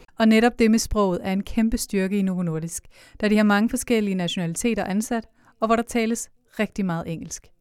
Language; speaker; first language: Danish; native; Danish